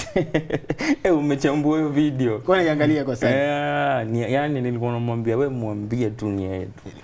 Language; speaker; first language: Swahili; native; Swahili